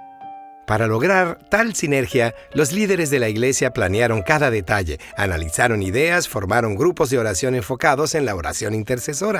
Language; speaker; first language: Spanish; native; Spanish